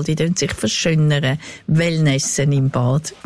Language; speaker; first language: German; native; German